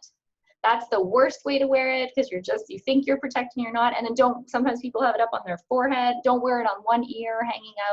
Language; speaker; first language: English; native; English